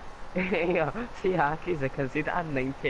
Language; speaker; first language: English; native; English